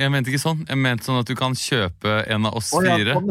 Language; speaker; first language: Norwegian; native; Norwegian